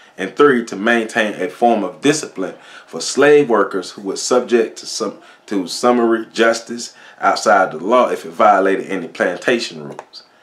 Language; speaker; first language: English; native; English